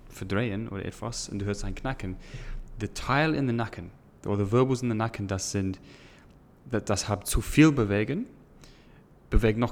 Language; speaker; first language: German; non-native, learner; English